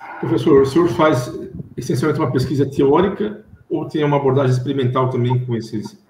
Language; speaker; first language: Portuguese; native; Portuguese